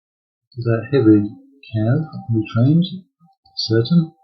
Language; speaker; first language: English; native; English